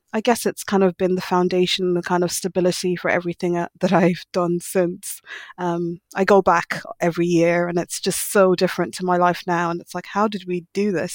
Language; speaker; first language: English; native; English